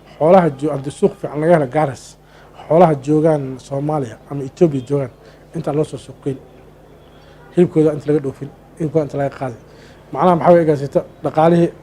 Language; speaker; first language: Somali; native; Somali